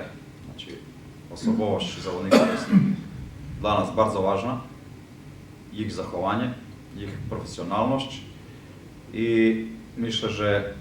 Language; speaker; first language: Polish; non-native, fluent; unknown